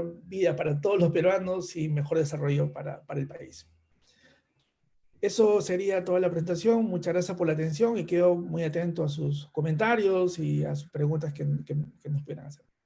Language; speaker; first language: Spanish; native; Spanish